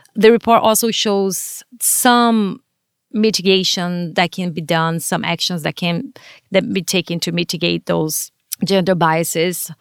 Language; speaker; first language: English; non-native, fluent; Portuguese